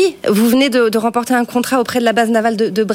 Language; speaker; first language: French; native; French